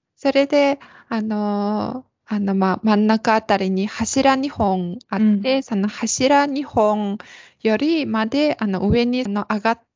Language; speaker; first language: Japanese; non-native, fluent; Mongolian